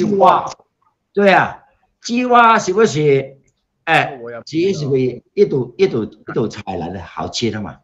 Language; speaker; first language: Chinese; non-native, local second language; Cantonese